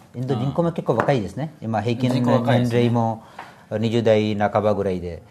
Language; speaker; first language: Japanese; non-native, fluent; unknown